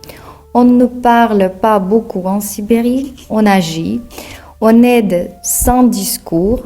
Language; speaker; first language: French; non-native, fluent; Russian